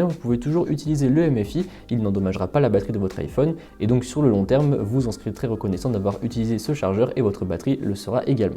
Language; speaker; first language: French; native; French